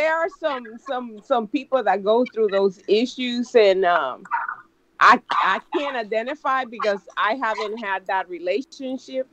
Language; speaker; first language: English; early bilingual, other home language; Spanish